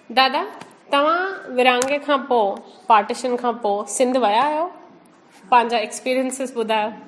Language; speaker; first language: Sindhi; early bilingual, heritage; Sindhi